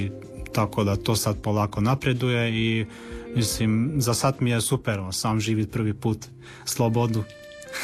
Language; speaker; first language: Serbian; early bilingual, heritage; Serbian